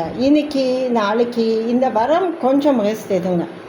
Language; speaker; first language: Tamil; non-native, learner; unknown